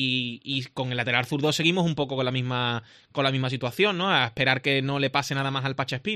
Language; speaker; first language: Spanish; native; Spanish